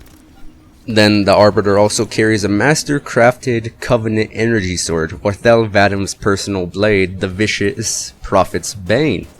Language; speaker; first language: English; native; English